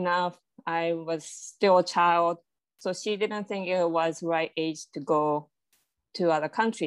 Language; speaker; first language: English; non-native, fluent; Japanese